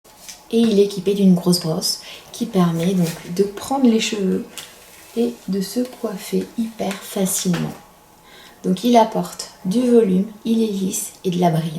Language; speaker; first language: French; native; French